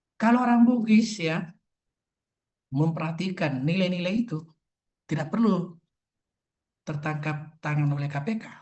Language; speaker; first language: Indonesian; non-native, local second language; Buginese